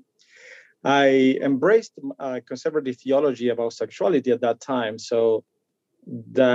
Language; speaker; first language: English; non-native, fluent; Spanish